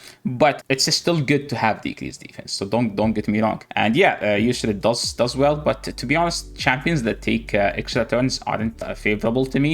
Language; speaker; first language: English; non-native, fluent; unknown